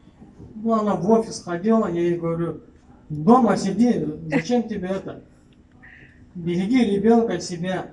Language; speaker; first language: Russian; non-native, local second language; Kyrgyz